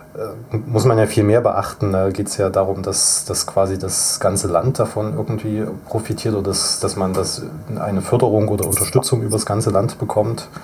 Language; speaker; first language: German; native; German